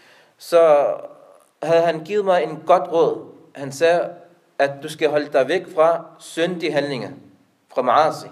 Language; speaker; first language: Danish; non-native, local second language; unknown